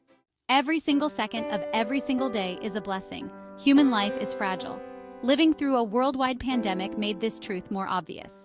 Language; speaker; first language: English; native; English